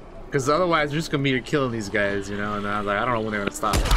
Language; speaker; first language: English; early bilingual, other home language; Spanish